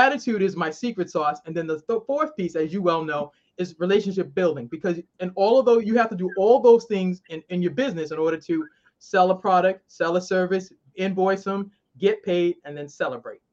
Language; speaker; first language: English; native; English